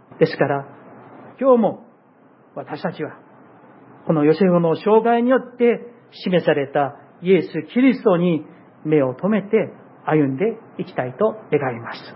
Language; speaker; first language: Japanese; non-native, fluent; Korean